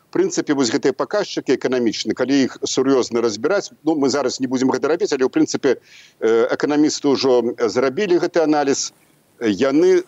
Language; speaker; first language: Belarusian; native; Belarusian